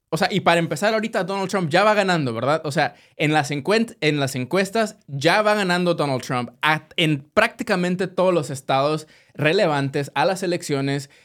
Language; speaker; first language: Spanish; native; Spanish